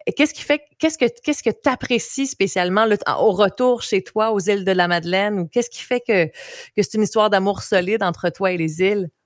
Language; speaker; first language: French; native; French